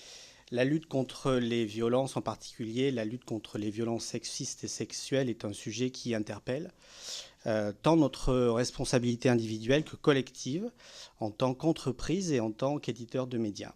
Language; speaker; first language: French; native; French